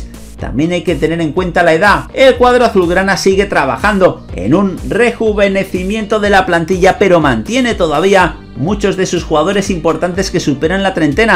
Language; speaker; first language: Spanish; native; Spanish